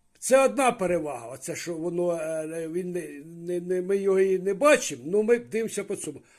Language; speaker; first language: Ukrainian; native; Ukrainian